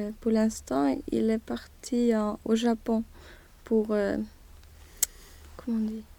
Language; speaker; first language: French; non-native, learner; Swedish